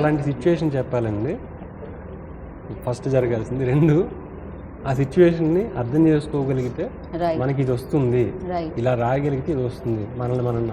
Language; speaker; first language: Telugu; native; Telugu